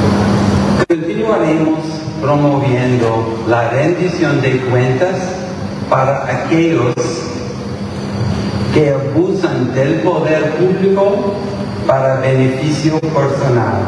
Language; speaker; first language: Spanish; non-native, fluent; English